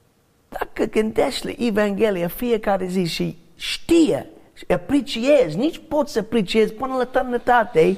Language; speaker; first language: Romanian; non-native, learner; English